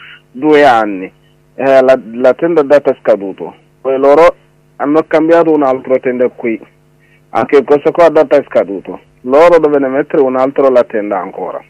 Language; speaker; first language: Italian; non-native, learner; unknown